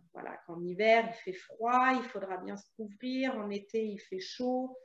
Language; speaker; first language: French; non-native, fluent; German